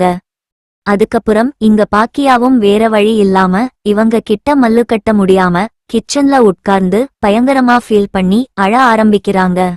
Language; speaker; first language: Tamil; native; Tamil